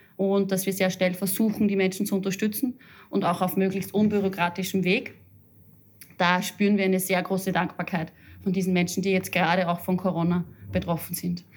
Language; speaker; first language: German; native; German